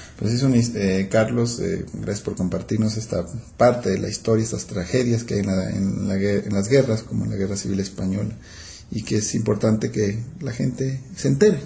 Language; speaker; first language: Spanish; native; Spanish